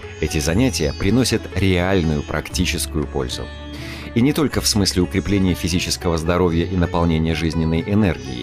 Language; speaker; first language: Russian; native; Russian